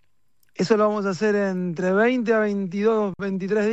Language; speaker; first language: Spanish; native; Spanish